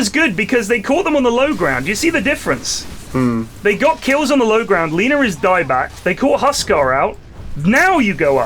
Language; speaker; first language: English; native; English